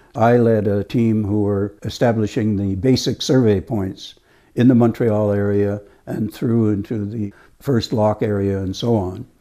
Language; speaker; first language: English; native; English